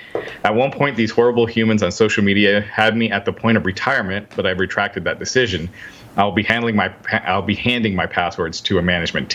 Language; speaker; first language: English; native; English